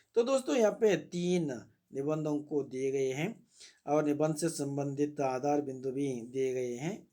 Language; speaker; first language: Hindi; non-native, local second language; Kannada